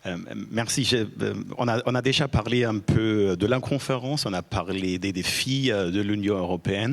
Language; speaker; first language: French; non-native, fluent; German